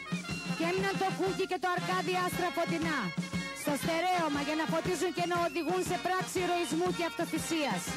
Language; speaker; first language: Greek; native; Greek